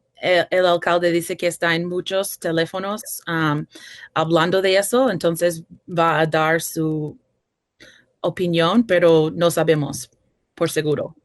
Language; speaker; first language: Spanish; non-native, fluent; English